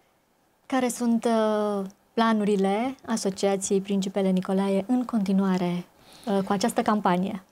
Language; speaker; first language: Romanian; native; Romanian